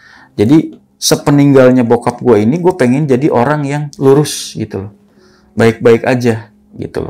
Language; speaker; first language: Indonesian; native; Indonesian